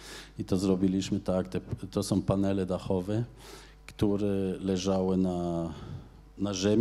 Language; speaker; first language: Polish; non-native, fluent; German